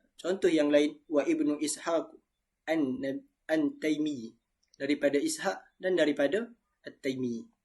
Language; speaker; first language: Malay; native; Malay